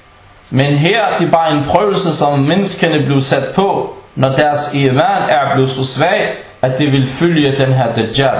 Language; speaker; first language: Danish; early bilingual, other home language; Arabic